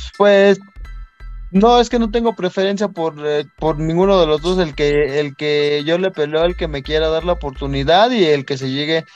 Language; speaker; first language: Spanish; native; Spanish